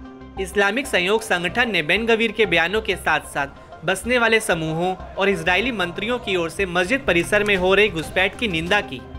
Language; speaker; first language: Hindi; native; Hindi